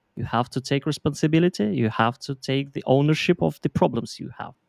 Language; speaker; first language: English; non-native, fluent; Belarusian